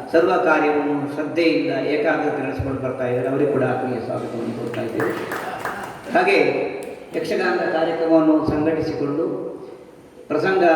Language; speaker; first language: Kannada; native; Kannada